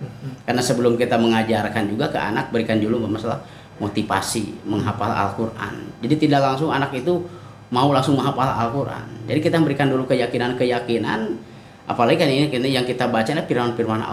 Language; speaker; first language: Indonesian; non-native, local second language; Sundanese